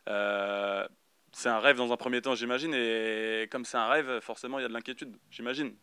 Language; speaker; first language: French; native; French